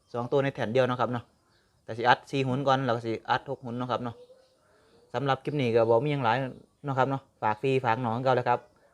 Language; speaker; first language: Thai; native; Thai